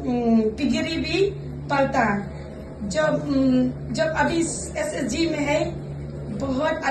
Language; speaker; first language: Hindi; non-native, local second language; Khasi